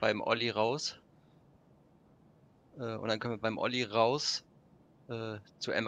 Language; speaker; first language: German; native; German